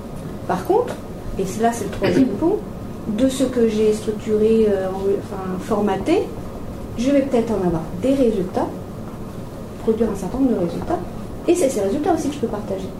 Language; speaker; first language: French; native; French